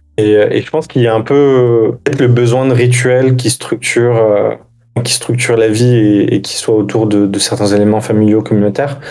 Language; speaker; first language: French; native; French